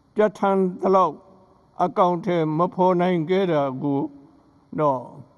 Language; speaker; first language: Burmese; non-native, local second language; S'gaw Karen